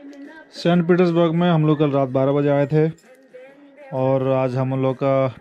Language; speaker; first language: Hindi; non-native, local second language; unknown